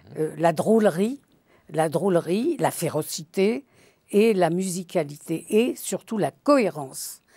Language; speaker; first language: French; early bilingual, other home language; Yiddish